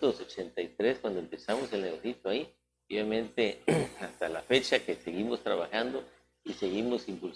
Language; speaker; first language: Spanish; native; Spanish